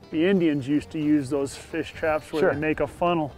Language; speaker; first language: English; native; English